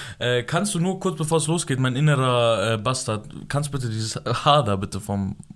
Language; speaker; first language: German; early bilingual, other home language; Persian